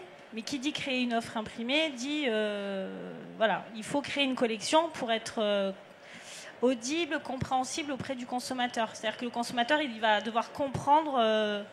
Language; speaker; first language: French; native; French